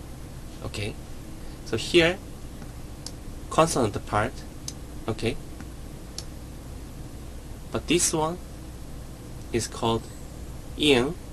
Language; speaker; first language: English; non-native, learner; Korean